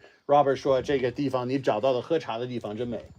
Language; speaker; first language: Chinese; non-native, fluent; English